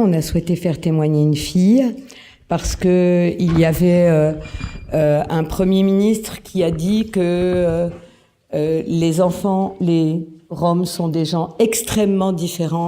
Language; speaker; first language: French; native; French